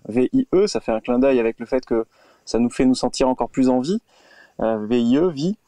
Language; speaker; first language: French; native; French